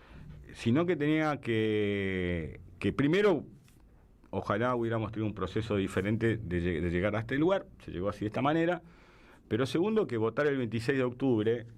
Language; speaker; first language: Spanish; native; Spanish